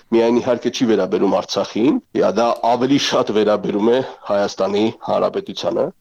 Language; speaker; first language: Armenian; native; Armenian